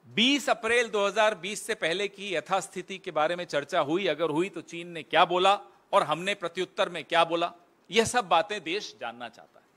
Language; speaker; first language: Hindi; native; Hindi